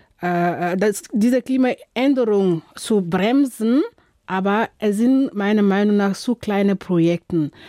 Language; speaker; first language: German; non-native, fluent; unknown